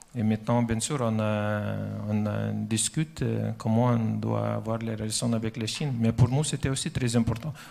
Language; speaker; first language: French; non-native, fluent; Lithuanian